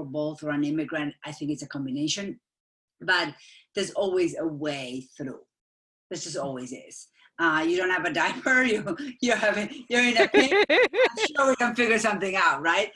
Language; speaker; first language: English; non-native, fluent; Spanish